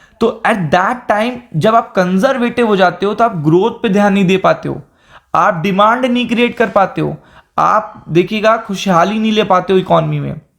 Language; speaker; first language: Hindi; native; Hindi